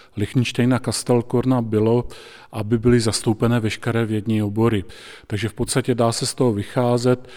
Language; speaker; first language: Czech; native; Czech